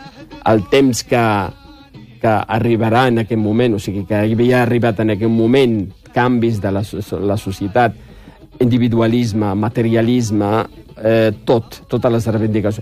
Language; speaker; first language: Catalan; non-native, fluent; Riffian